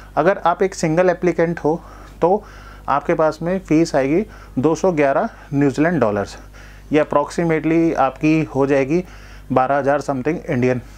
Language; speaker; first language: Hindi; non-native, local second language; Gujarati